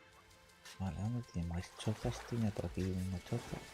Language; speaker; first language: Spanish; non-native, local second language; Galician